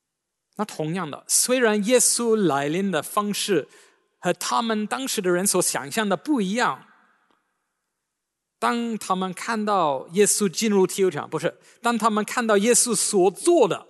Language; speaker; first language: Chinese; native; Chinese